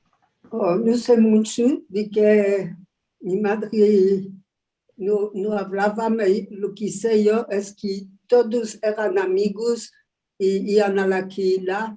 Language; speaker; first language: Spanish; early bilingual, heritage; Ladino